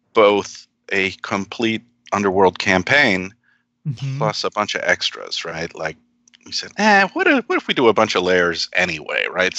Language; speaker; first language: English; native; English